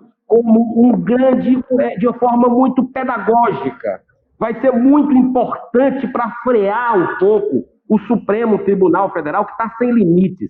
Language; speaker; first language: Portuguese; native; Portuguese